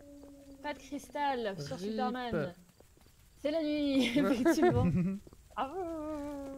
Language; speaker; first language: French; native; French